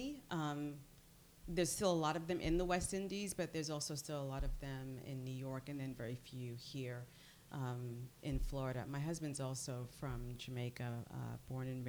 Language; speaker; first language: English; native; English